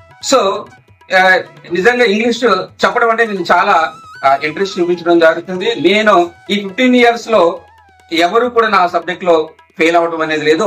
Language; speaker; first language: Telugu; native; Telugu